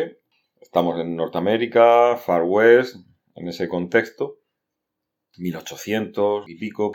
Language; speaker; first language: Spanish; native; Spanish